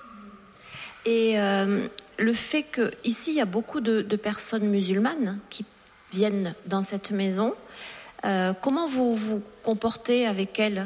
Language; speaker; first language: French; native; French